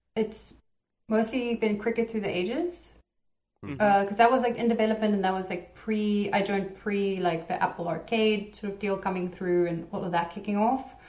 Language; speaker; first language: English; native; English